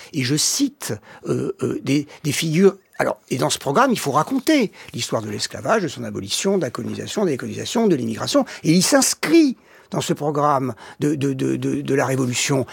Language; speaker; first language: French; native; French